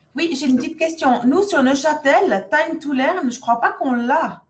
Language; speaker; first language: French; native; French